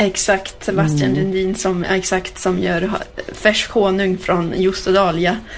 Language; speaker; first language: Swedish; early bilingual, heritage; Swedish